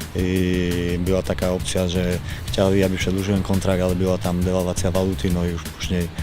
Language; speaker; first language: Polish; non-native, learner; Slovak